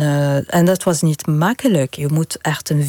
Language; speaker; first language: Dutch; non-native, fluent; Arabic